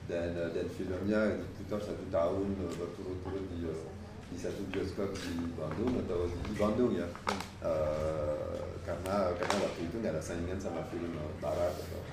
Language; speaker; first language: Indonesian; non-native, fluent; French